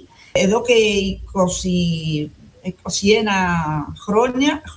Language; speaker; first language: Greek; non-native, fluent; Spanish